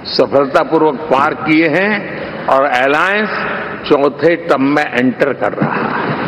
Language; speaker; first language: Hindi; non-native, local second language; Gujarati